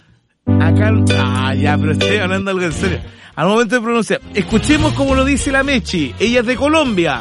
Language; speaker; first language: Spanish; native; Spanish